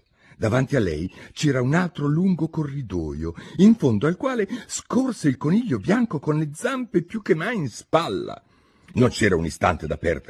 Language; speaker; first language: Italian; native; Italian